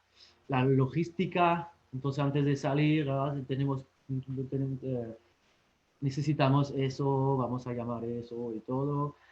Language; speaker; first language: Spanish; non-native, fluent; French